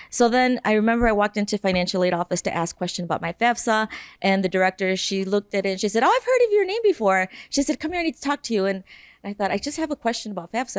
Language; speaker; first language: English; native; English